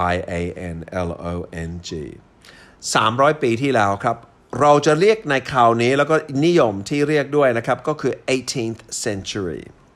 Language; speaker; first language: Thai; non-native, fluent; English